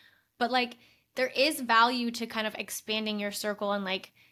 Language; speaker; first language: English; native; English